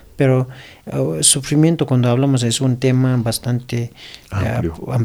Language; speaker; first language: Spanish; non-native, learner; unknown